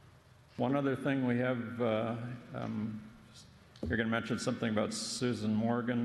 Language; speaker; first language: English; native; English